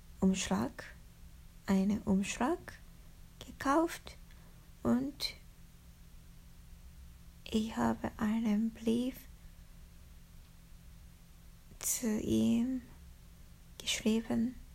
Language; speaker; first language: German; non-native, learner; Japanese